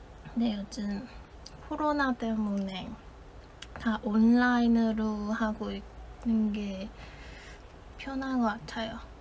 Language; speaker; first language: Korean; non-native, fluent; Chinese